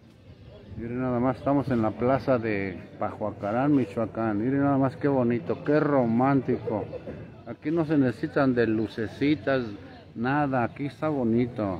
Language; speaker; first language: Spanish; native; Spanish